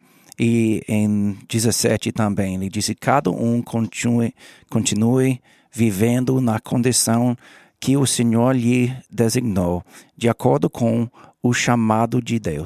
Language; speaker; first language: Portuguese; non-native, learner; English